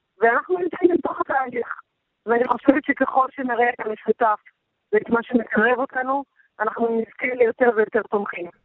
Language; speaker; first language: Hebrew; native; Hebrew